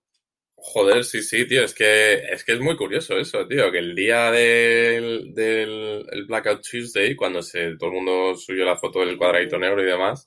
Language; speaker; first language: Spanish; native; Spanish